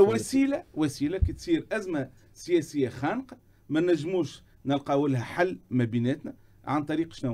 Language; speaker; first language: Arabic; native; Arabic